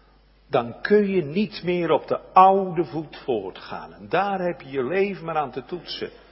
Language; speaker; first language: Dutch; native; Dutch